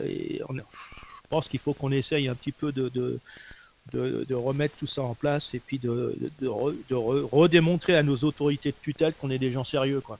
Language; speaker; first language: French; native; French